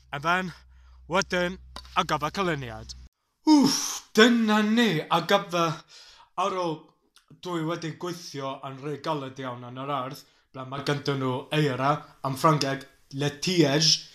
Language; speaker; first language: Welsh; non-native, learner; English